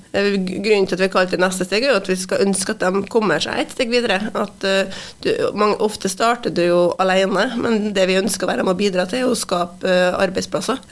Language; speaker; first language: Norwegian; native; Norwegian